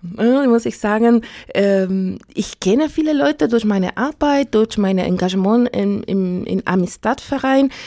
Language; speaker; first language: German; non-native, fluent; Spanish